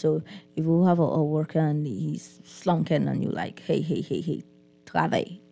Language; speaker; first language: English; non-native, local second language; French